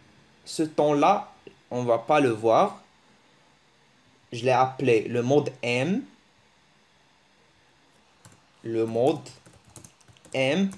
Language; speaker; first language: French; early bilingual, other home language; Arabic